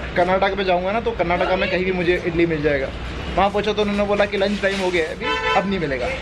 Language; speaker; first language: Hindi; native; Hindi